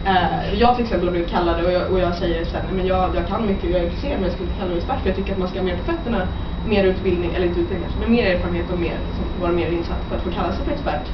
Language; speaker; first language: Swedish; native; Swedish